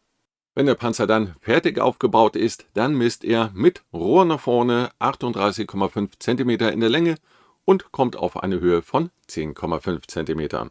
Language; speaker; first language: German; native; German